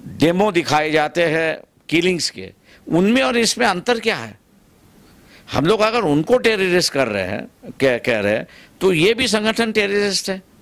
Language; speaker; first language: Hindi; non-native, local second language; Marathi